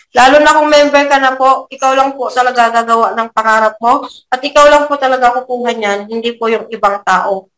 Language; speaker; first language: Filipino; native; Filipino